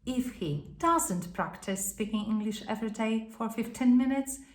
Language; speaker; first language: English; non-native, fluent; Polish